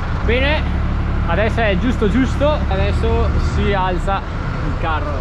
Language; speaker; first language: Italian; native; Italian